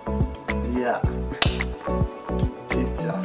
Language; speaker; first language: English; non-native, learner; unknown